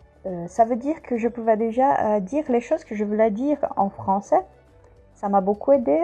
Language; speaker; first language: French; non-native, fluent; Portuguese